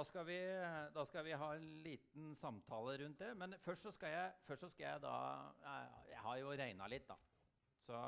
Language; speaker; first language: Norwegian; native; Norwegian